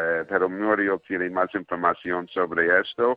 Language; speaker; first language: Spanish; non-native, fluent; English